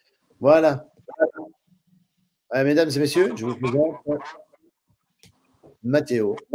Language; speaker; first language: French; native; French